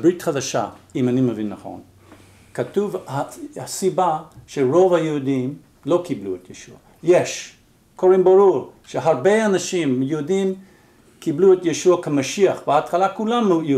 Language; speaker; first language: Hebrew; non-native, fluent; English